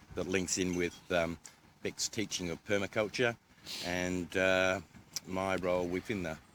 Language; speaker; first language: English; native; English